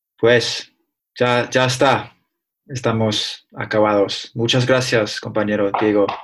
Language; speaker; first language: Spanish; non-native, learner; English